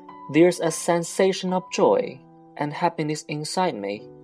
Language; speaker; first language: English; non-native, fluent; Chinese